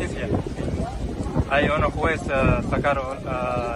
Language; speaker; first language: Spanish; non-native, learner; Arabic